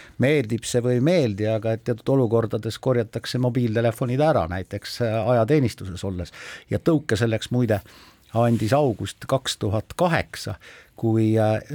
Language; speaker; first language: Estonian; native; Estonian